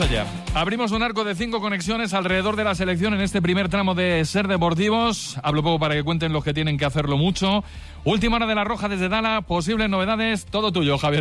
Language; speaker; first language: Spanish; native; Spanish